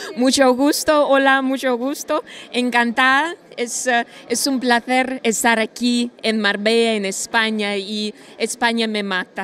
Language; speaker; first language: Spanish; non-native, learner; Russian